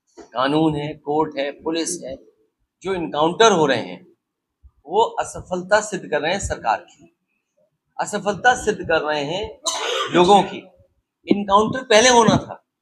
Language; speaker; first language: Hindi; native; Hindi